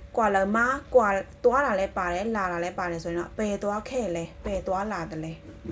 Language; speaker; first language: Burmese; non-native, local second language; Shan